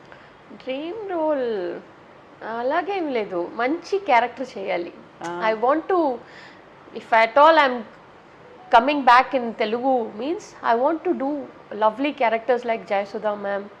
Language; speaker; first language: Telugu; non-native, learner; Tamil